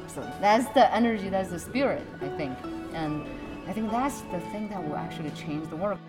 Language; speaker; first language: English; non-native, fluent; Chinese